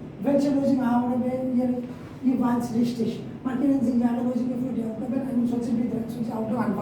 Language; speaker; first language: German; non-native, learner; Bangla